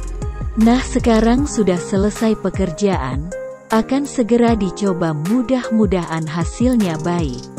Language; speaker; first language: Indonesian; native; Indonesian